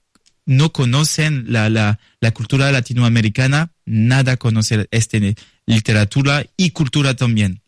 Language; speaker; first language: Spanish; non-native, learner; French